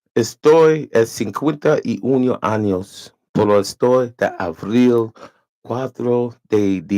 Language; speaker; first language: Spanish; non-native, learner; English